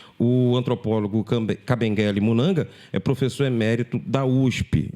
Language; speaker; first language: Portuguese; native; Portuguese